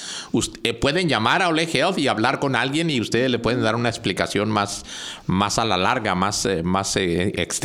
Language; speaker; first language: Spanish; native; Spanish